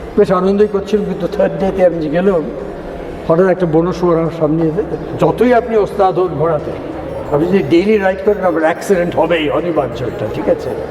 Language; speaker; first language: Bangla; non-native, local second language; Nepali